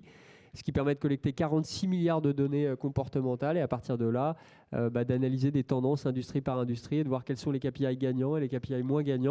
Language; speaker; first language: French; native; French